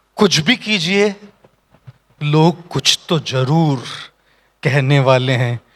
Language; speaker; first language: Hindi; non-native, local second language; Marathi